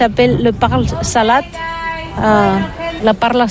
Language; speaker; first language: French; non-native, learner; Catalan